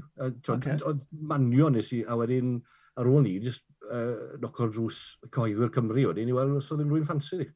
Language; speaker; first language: Welsh; native; Welsh